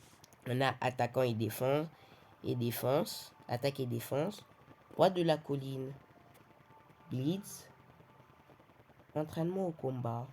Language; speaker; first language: French; native; French